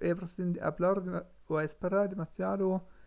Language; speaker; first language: Portuguese; non-native, learner; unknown